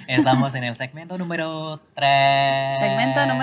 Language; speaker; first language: Spanish; non-native, learner; Indonesian